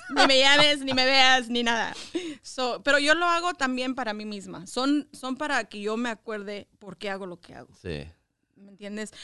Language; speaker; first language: Spanish; early bilingual, heritage; Spanish